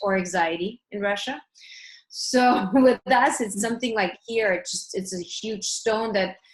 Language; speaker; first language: English; early bilingual, other home language; Russian